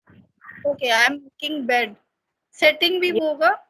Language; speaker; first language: English; non-native, learner; Hindi